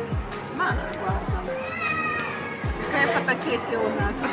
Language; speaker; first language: Italian; non-native, learner; Russian